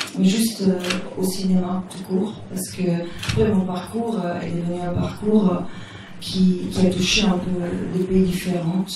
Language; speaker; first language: French; non-native, fluent; Italian